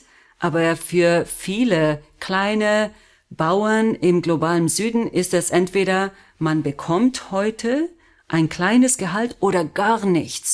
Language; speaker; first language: German; non-native, fluent; Spanish